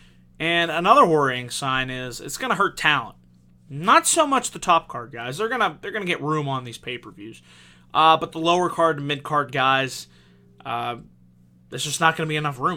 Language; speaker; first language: English; native; English